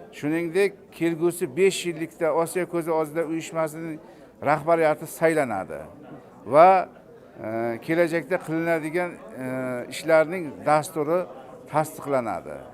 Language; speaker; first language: Uzbek; native; Uzbek